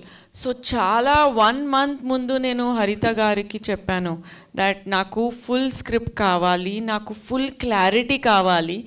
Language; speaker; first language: Telugu; non-native, learner; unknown